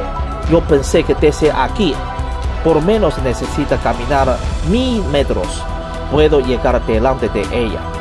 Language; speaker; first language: Spanish; non-native, learner; Chinese